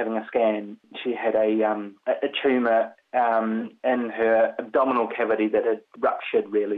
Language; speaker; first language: English; native; English